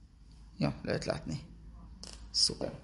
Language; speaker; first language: Hungarian; non-native, learner; Hebrew